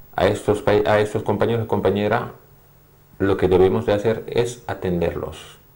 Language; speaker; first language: Spanish; non-native, fluent; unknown